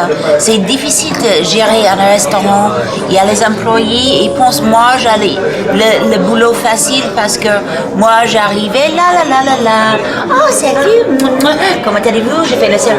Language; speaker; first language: French; non-native, fluent; English